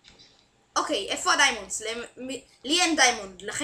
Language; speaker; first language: Hebrew; native; Hebrew